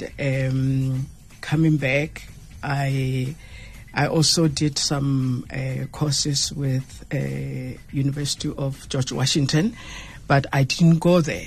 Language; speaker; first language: English; non-native, local second language; Northern Sotho